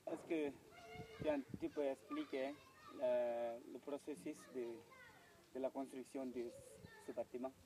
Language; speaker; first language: French; non-native, learner; Korean